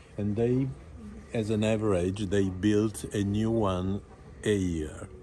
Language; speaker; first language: English; non-native, fluent; Italian